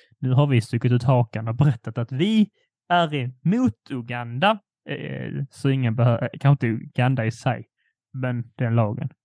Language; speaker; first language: Swedish; early bilingual, other home language; Polish